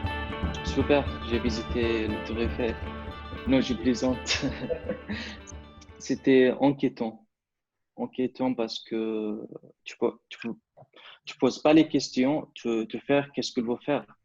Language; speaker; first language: French; non-native, fluent; Arabic